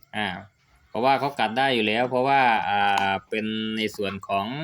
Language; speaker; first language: Thai; non-native, local second language; Northeastern Thai